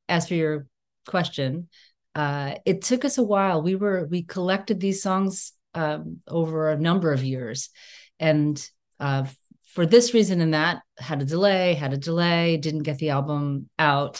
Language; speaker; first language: English; native; English